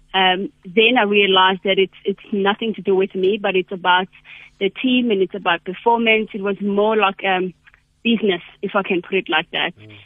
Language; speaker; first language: English; non-native, local second language; Zulu